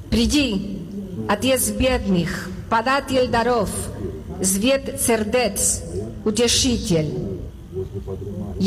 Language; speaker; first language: Russian; non-native, learner; Spanish